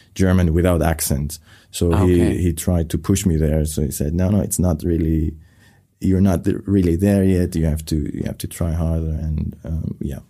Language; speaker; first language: English; non-native, fluent; Persian